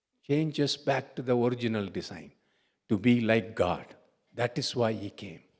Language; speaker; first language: English; non-native, local second language; Tamil